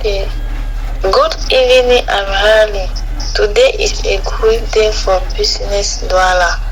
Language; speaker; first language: English; non-native, learner; French